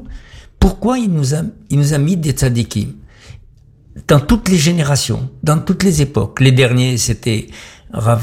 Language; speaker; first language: French; native; French